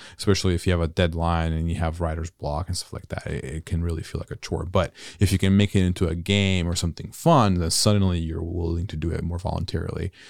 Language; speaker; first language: English; non-native, fluent; Italian